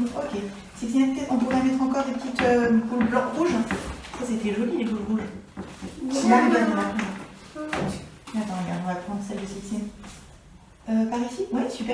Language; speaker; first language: French; native; French